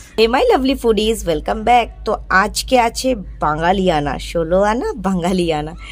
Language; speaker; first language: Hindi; non-native, local second language; Bangla